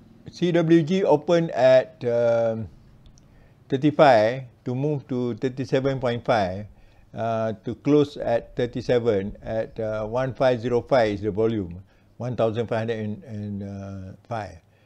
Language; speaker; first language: English; non-native, local second language; Malay